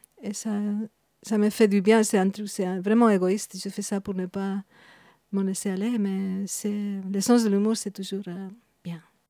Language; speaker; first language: French; non-native, fluent; Spanish